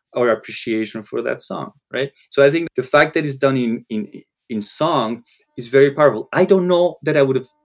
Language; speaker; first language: English; non-native, fluent; Spanish